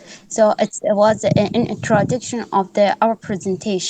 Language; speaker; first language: English; non-native, learner; Arabic